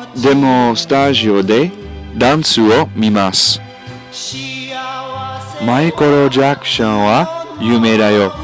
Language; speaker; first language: Japanese; non-native, learner; English